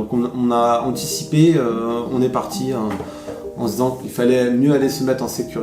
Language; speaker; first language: French; native; French